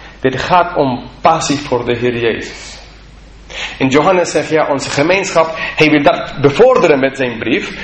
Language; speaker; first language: Dutch; non-native, fluent; English